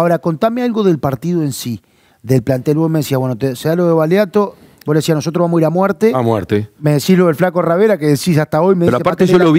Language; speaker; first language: Spanish; native; Spanish